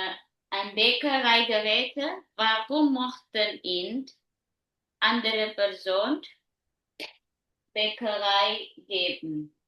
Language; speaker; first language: German; non-native, learner; Indonesian